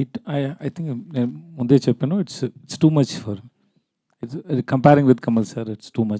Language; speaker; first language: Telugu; non-native, learner; Tamil